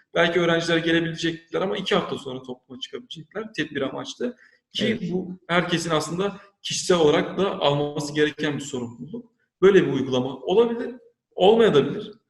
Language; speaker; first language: Turkish; native; Turkish